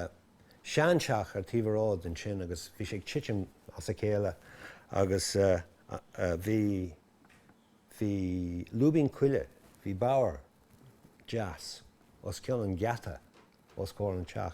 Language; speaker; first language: Irish; non-native, local second language; English